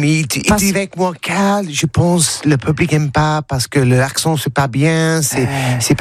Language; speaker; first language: French; non-native, learner; English